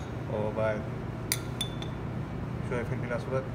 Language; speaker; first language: Arabic; non-native, learner; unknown